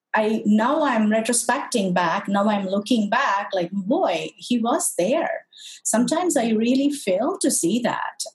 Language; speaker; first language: English; non-native, local second language; Tamil